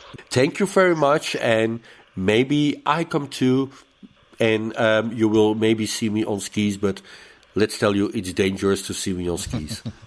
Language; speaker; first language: English; non-native, fluent; Dutch